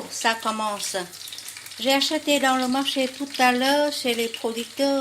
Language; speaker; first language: French; non-native, fluent; Vietnamese